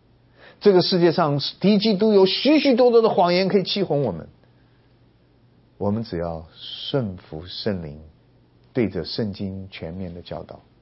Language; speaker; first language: Chinese; native; Chinese